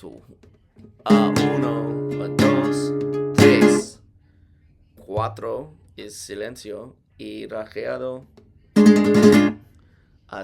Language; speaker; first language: Spanish; non-native, learner; English